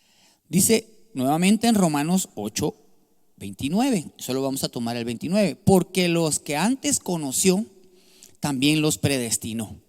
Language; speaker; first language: Spanish; native; Spanish